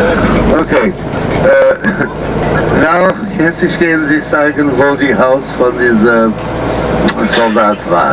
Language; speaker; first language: German; non-native, learner; Portuguese